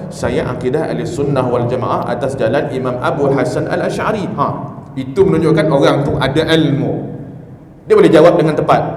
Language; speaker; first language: Malay; native; Malay